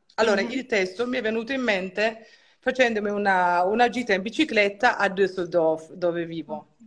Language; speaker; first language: Italian; native; Italian